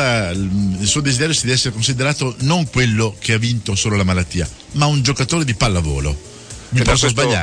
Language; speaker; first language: Italian; native; Italian